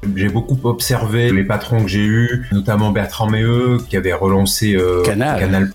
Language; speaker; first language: French; native; French